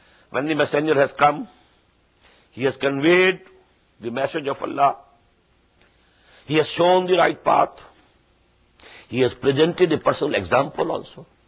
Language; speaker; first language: English; non-native, local second language; Urdu